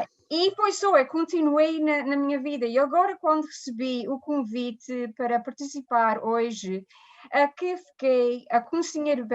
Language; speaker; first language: Portuguese; early bilingual, heritage; Portuguese